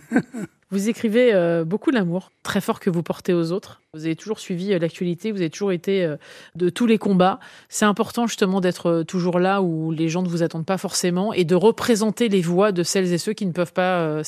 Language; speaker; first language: French; native; French